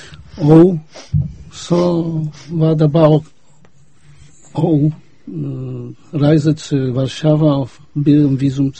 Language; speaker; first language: Danish; non-native, fluent; Polish